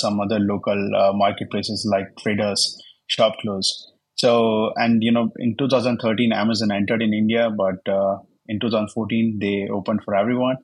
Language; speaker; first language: English; non-native, local second language; Hindi